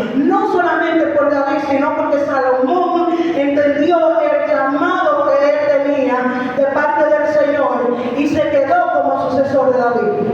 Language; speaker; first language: Spanish; native; Spanish